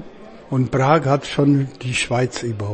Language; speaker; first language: German; non-native, fluent; Czech